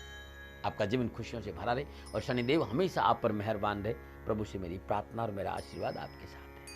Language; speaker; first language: Hindi; native; Hindi